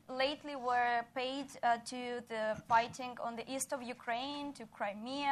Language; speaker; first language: English; non-native, fluent; Ukrainian